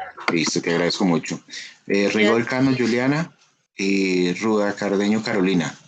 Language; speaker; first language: Spanish; native; Spanish